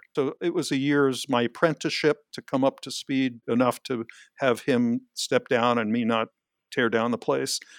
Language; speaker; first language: English; native; English